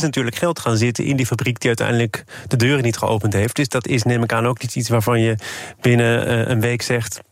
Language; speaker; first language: Dutch; native; Dutch